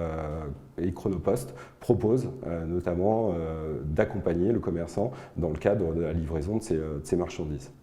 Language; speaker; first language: French; native; French